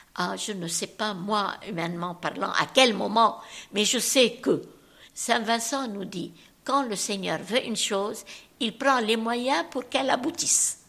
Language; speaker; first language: French; non-native, local second language; Arabic